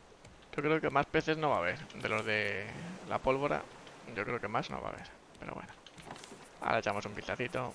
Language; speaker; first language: Spanish; native; Spanish